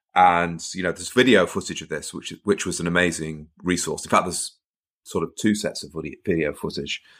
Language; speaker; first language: English; native; English